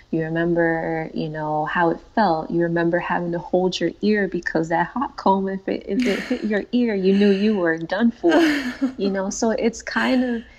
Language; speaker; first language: English; native; English